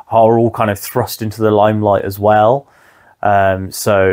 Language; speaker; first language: English; native; English